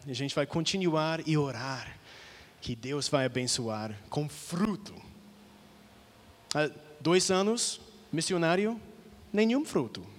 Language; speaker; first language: Portuguese; non-native, fluent; English